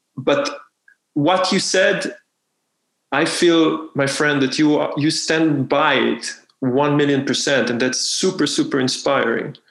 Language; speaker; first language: English; non-native, fluent; Hebrew